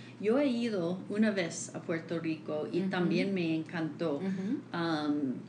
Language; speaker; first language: Spanish; non-native, fluent; English